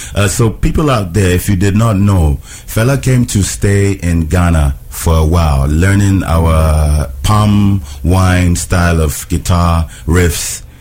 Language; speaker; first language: English; non-native, local second language; Ewe